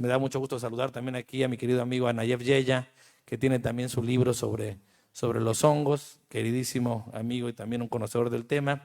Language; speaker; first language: Spanish; native; Spanish